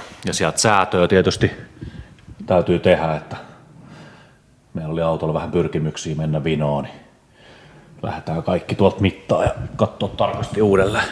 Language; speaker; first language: Finnish; native; Finnish